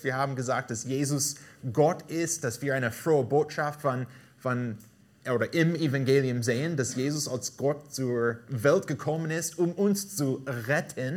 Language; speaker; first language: German; non-native, fluent; English